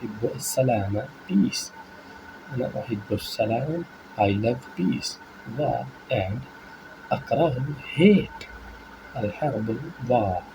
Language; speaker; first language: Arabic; non-native, fluent; Urdu